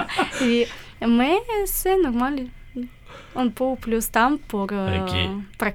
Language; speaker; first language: French; non-native, learner; Ukrainian